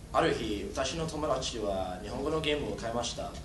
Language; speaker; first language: Japanese; non-native, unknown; Thai